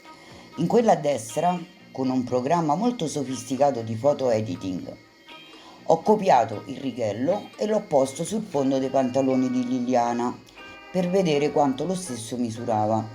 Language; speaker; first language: Italian; native; Italian